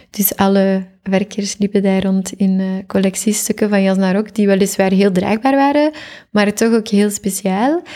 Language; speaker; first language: Dutch; native; Dutch